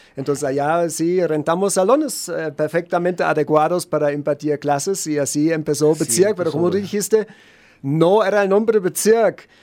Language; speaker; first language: Spanish; non-native, fluent; German